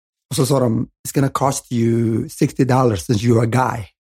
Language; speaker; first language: English; non-native, fluent; Somali